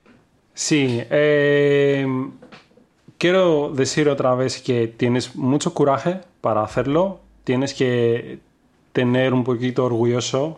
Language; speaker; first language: Spanish; non-native, fluent; Greek